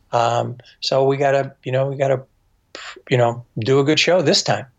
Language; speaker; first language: English; native; English